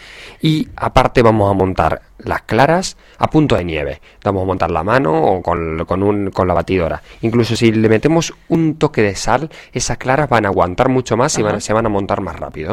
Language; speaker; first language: Spanish; native; Spanish